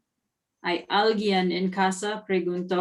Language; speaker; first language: Spanish; non-native, learner; English